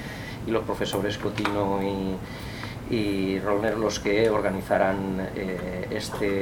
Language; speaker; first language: Spanish; native; Spanish